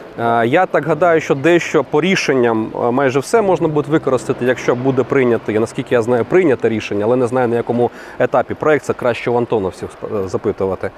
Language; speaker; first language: Ukrainian; non-native, local second language; Russian